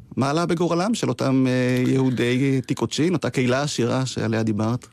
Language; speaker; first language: Hebrew; native; Hebrew